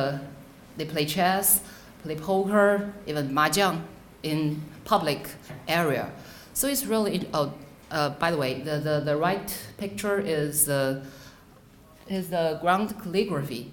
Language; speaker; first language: English; non-native, fluent; Chinese